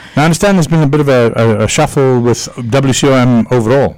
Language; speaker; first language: English; native; English